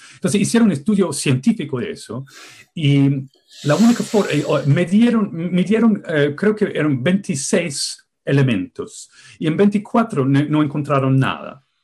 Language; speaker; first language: Spanish; non-native, fluent; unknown